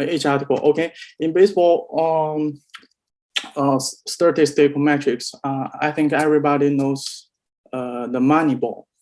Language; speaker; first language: English; non-native, learner; Chinese